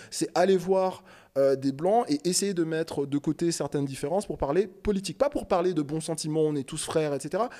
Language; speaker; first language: French; native; French